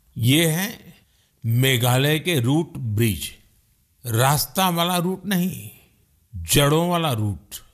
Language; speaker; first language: Hindi; non-native, local second language; Gujarati